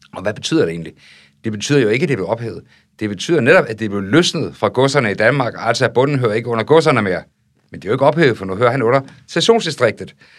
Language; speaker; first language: Danish; native; Danish